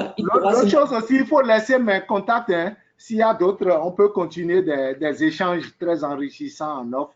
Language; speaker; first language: French; native; French